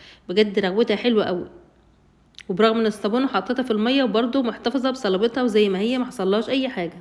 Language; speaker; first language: Arabic; native; Arabic